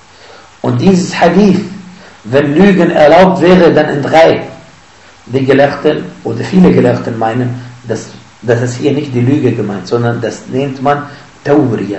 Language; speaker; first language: German; non-native, fluent; Arabic